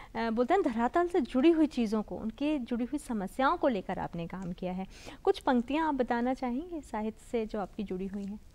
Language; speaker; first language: Hindi; native; Hindi